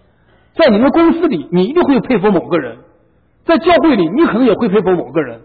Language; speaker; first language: Chinese; native; Chinese